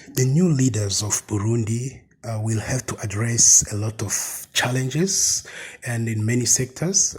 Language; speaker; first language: English; non-native, fluent; Rundi